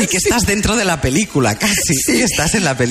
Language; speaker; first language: Spanish; native; Spanish